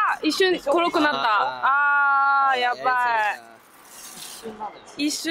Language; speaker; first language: Japanese; non-native, fluent; Chinese